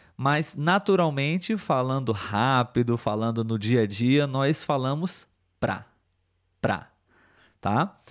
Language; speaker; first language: Portuguese; native; Portuguese